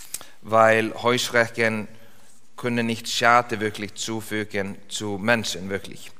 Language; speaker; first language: German; non-native, fluent; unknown